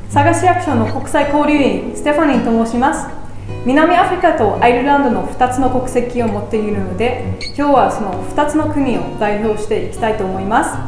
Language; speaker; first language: Japanese; non-native, fluent; English